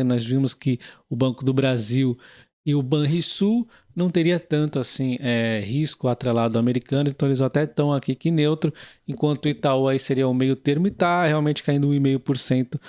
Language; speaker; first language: Portuguese; native; Portuguese